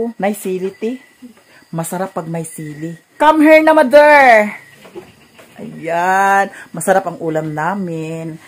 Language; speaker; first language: Filipino; non-native, local second language; Cebuano